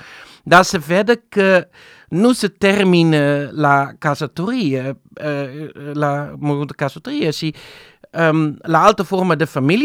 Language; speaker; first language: Romanian; non-native, fluent; Dutch